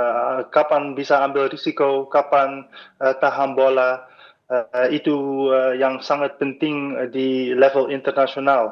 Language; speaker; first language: Indonesian; non-native, fluent; Dutch